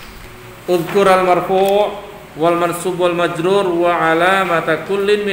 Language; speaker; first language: Arabic; non-native, fluent; Indonesian